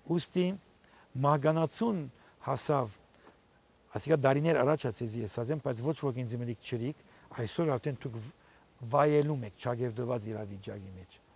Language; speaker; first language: Armenian; early bilingual, heritage; Armenian